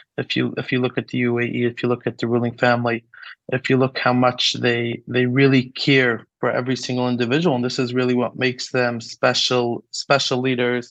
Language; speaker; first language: English; native; English